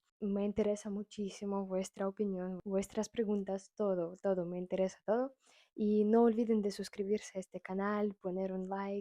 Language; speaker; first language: Spanish; non-native, fluent; Russian